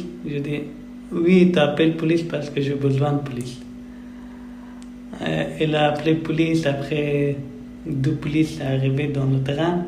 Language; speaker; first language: French; non-native, learner; Persian